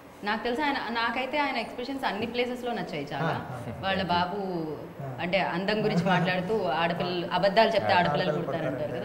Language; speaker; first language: Telugu; native; Telugu